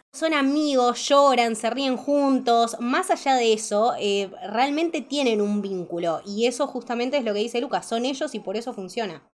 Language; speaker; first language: Spanish; native; Spanish